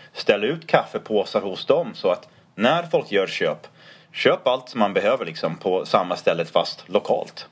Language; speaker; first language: Swedish; non-native, fluent; English